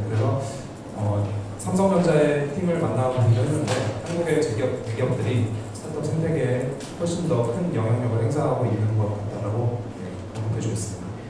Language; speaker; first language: Korean; native; Korean